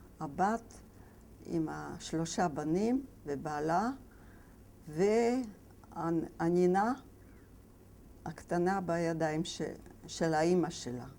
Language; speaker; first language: Hebrew; non-native, fluent; Yiddish